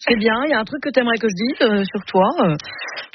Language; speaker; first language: French; native; French